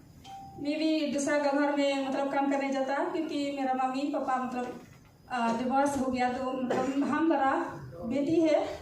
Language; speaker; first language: Hindi; non-native, local second language; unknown